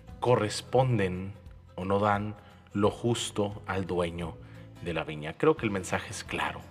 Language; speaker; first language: Spanish; native; Spanish